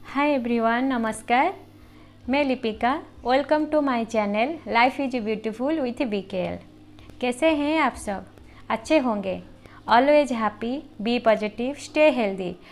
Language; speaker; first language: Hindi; non-native, local second language; Odia